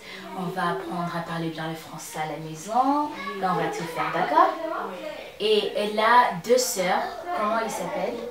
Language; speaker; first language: French; non-native, local second language; Kinyarwanda